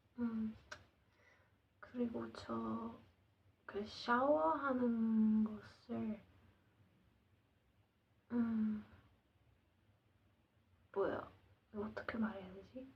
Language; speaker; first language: Korean; non-native, learner; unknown